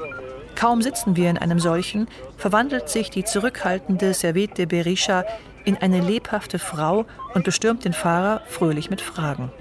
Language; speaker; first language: German; native; German